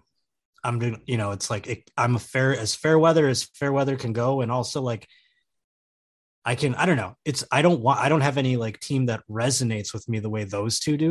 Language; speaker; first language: English; native; English